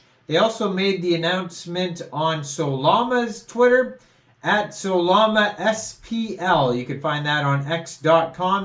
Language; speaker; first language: English; native; English